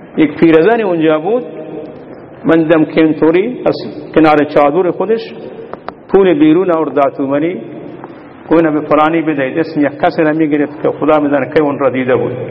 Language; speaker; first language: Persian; non-native, local second language; Baluchi